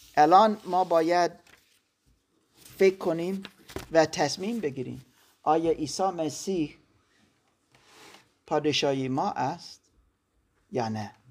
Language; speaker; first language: Persian; non-native, learner; German